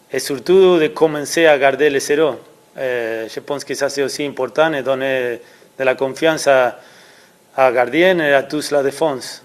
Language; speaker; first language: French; non-native, learner; Spanish